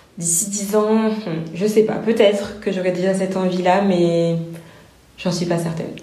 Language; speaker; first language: French; native; French